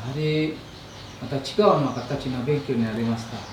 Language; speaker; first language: Japanese; non-native, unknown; Indonesian